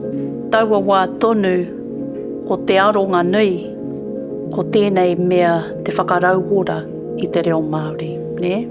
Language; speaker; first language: Māori; non-native, local second language; English